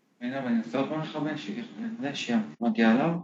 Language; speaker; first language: Hebrew; native; Hebrew